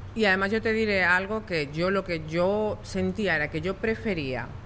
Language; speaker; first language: Spanish; native; Spanish